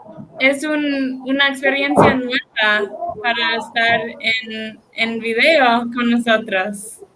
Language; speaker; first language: Spanish; non-native, learner; English